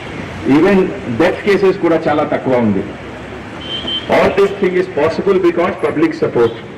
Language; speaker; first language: Telugu; non-native, local second language; Hindi